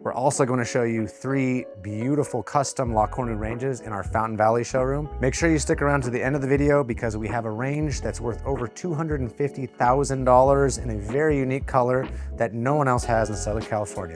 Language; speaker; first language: English; native; English